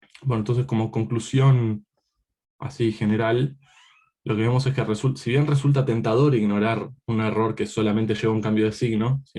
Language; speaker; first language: Spanish; native; Spanish